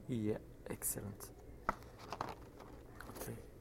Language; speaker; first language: English; non-native, fluent; French